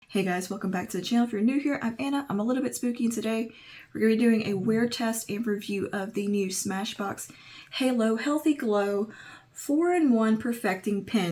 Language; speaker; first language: English; native; English